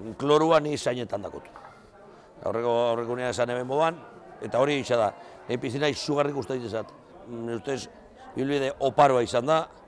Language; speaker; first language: Basque; non-native, local second language; Spanish